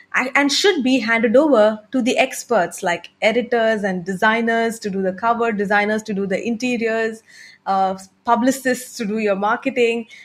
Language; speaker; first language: English; non-native, local second language; Tamil